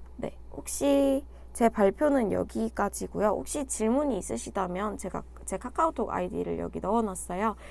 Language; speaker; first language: Korean; native; Korean